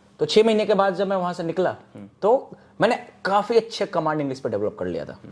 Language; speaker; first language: Hindi; native; Hindi